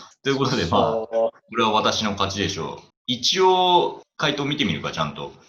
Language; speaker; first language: Japanese; native; Japanese